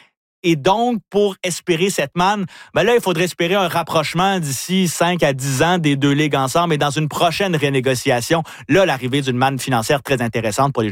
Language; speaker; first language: French; native; French